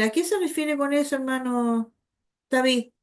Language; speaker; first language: Spanish; native; Spanish